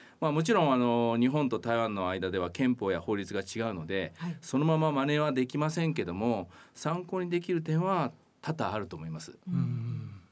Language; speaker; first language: Japanese; native; Japanese